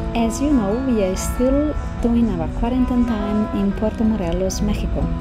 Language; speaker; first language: English; non-native, fluent; Portuguese